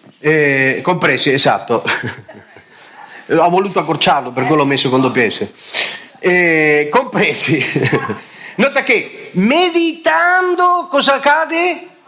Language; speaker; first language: Italian; non-native, fluent; Spanish